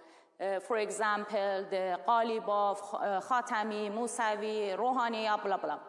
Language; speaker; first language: English; non-native, learner; Persian